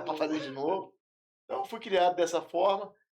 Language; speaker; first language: Portuguese; native; Portuguese